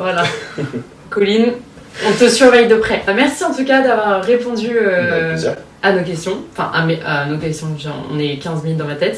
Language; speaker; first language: French; native; French